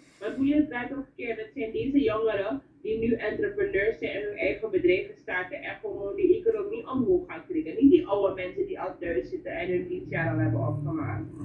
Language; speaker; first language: Dutch; native; Dutch